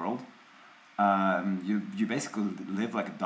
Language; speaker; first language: English; non-native, fluent; Norwegian